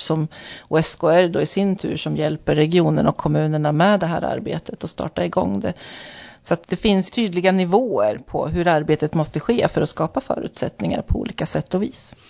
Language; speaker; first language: Swedish; native; Swedish